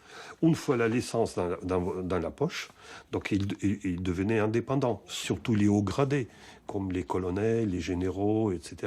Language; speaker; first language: French; non-native, fluent; Russian